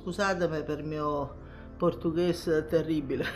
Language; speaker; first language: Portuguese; non-native, learner; Italian